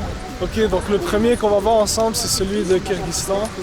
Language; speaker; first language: French; non-native, local second language; Arabic